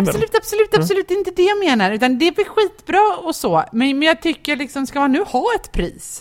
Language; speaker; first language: Swedish; native; Swedish